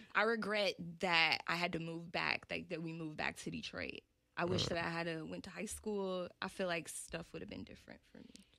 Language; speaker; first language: English; native; English